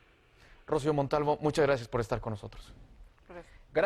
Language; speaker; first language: Spanish; native; Spanish